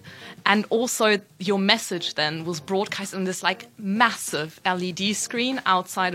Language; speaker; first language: English; non-native, fluent; German